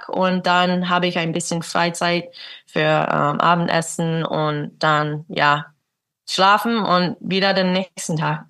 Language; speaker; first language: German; non-native, learner; English